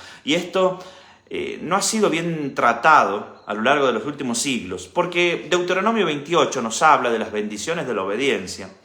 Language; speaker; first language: Spanish; native; Spanish